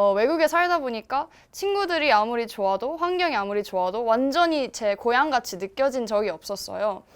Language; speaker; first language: Korean; early bilingual, heritage; Korean